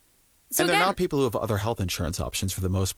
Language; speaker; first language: English; native; English